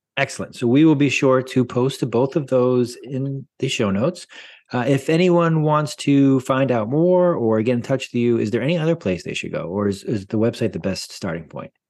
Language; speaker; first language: English; native; English